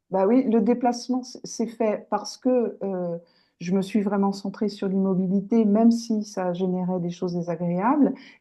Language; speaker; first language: French; native; French